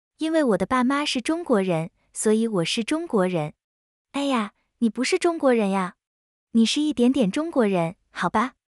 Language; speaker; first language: Chinese; non-native, learner; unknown